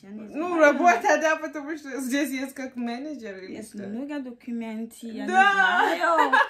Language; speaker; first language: Russian; non-native, learner; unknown